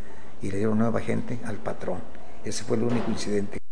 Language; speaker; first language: Spanish; native; Spanish